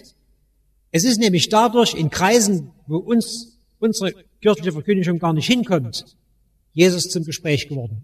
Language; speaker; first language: German; native; German